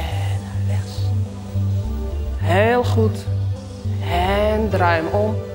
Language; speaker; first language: Dutch; native; Dutch